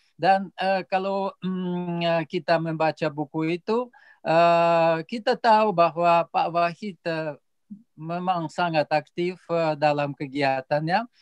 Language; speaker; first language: Indonesian; non-native, fluent; Russian